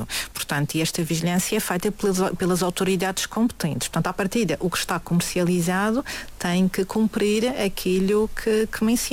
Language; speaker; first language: Portuguese; native; Portuguese